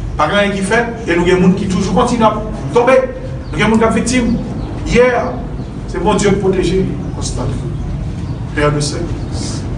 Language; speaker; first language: French; non-native, local second language; Haitian Creole